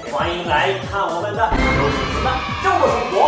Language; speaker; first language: Chinese; non-native, fluent; Japanese